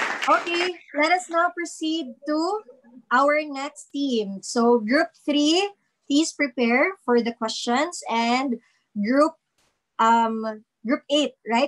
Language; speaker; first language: English; non-native, local second language; Cebuano